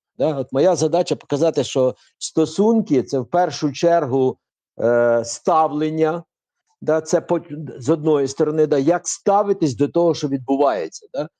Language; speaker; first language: Ukrainian; non-native, local second language; Russian